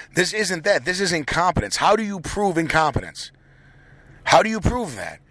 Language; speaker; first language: English; native; English